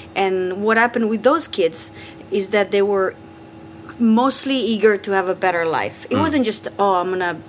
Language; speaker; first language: English; non-native, fluent; Italian